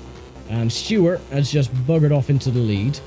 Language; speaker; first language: English; native; English